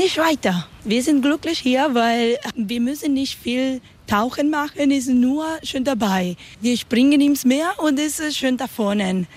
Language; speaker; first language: German; non-native, learner; Spanish